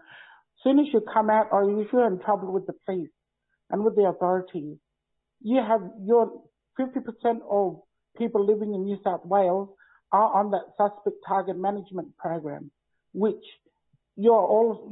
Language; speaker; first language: English; native; English